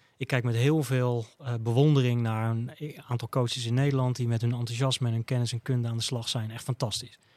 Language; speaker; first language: Dutch; native; Dutch